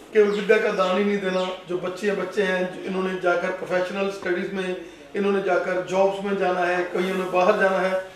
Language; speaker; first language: Hindi; non-native, local second language; Punjabi